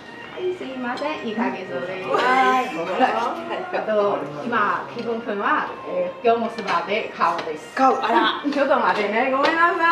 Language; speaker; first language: Japanese; non-native, fluent; Chinese